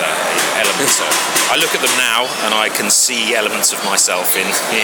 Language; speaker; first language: English; native; English